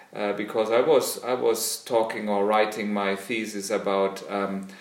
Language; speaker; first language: English; non-native, fluent; German